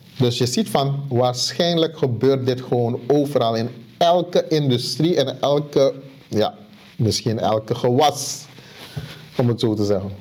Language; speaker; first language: Dutch; native; Dutch